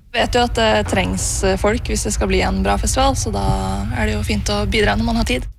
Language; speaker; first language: Norwegian; native; Norwegian